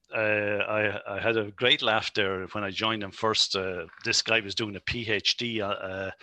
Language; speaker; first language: English; native; English